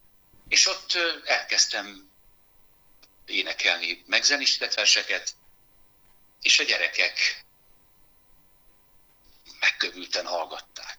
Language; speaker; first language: Hungarian; native; Hungarian